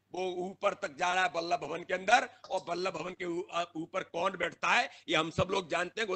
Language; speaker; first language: Hindi; native; Hindi